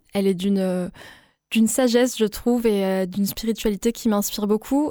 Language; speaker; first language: French; non-native, local second language; Arabic